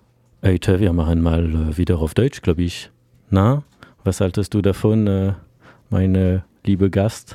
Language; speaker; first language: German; non-native, fluent; French